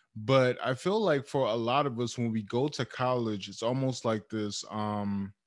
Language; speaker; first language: English; early bilingual, other home language; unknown